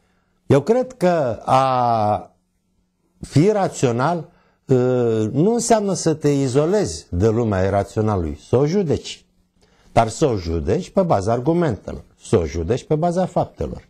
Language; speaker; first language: Romanian; native; Romanian